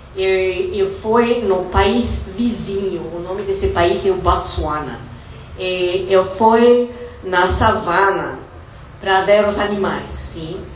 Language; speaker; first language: Portuguese; non-native, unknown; English